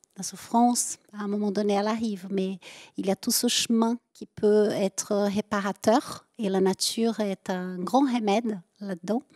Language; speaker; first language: French; native; French